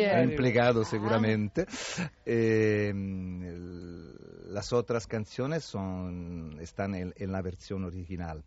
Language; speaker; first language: Spanish; non-native, fluent; Italian